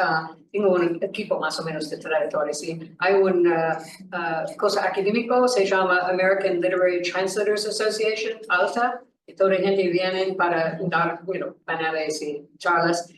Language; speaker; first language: Spanish; non-native, learner; English